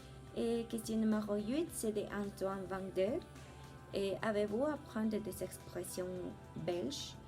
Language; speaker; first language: French; non-native, learner; Spanish